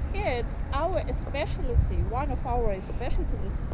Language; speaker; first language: English; non-native, fluent; Russian